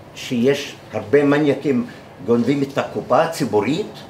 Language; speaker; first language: Hebrew; native; Hebrew